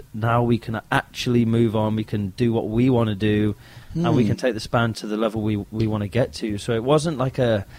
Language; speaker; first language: English; native; English